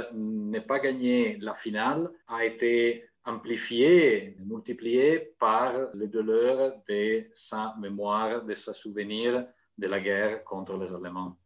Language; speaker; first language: French; non-native, fluent; Italian